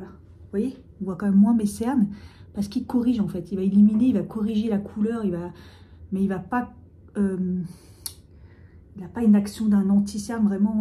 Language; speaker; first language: French; native; French